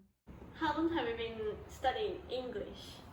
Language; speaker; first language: English; non-native, fluent; Japanese